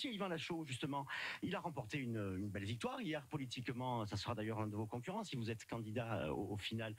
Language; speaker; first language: French; native; French